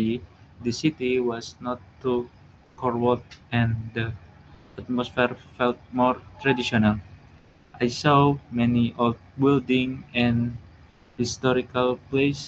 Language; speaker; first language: English; non-native, learner; Indonesian